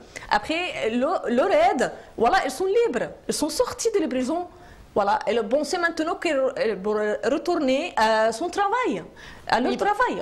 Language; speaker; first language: French; non-native, learner; Arabic